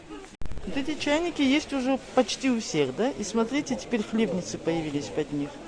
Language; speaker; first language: Russian; native; Russian